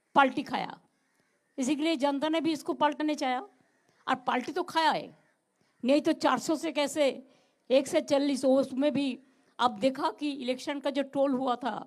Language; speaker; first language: Hindi; non-native, local second language; Bangla